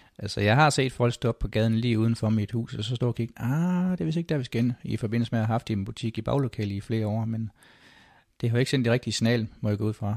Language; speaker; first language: Danish; native; Danish